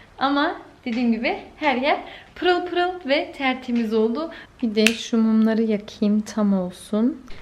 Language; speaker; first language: Turkish; early bilingual, heritage; Turkish